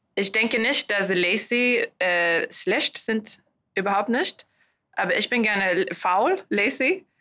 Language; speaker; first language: German; non-native, learner; Swedish